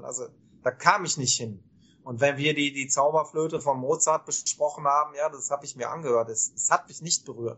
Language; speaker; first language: German; native; German